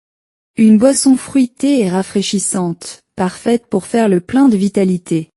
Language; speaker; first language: French; non-native, learner; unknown